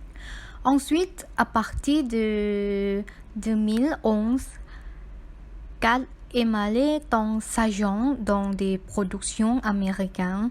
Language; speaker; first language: French; non-native, learner; Thai